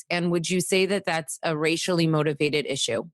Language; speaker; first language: English; native; English